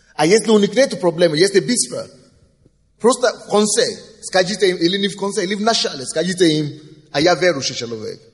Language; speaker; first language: Russian; non-native, fluent; Yoruba